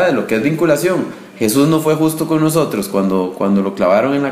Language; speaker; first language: Spanish; native; Spanish